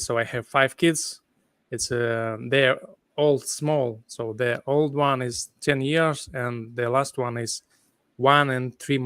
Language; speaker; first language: English; non-native, fluent; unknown